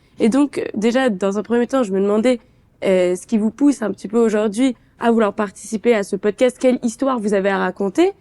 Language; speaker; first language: French; native; French